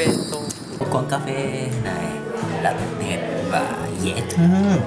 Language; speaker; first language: Vietnamese; non-native, learner; Japanese